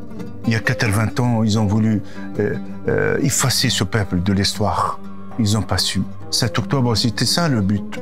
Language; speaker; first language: French; non-native, local second language; Arabic